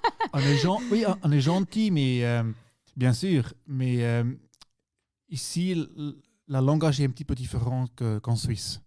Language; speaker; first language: French; non-native, local second language; German